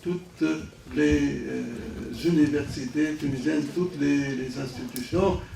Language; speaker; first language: French; non-native, local second language; Arabic